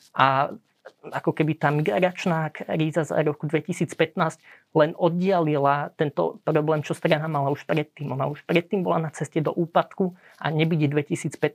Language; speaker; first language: Slovak; early bilingual, heritage; Slovak